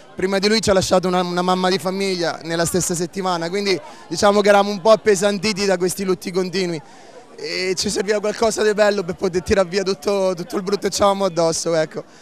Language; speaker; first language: Italian; native; Italian